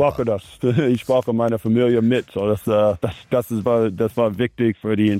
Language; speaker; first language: German; non-native, learner; English